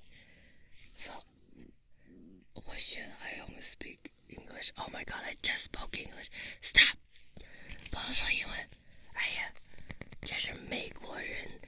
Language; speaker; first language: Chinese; early bilingual, heritage; Chinese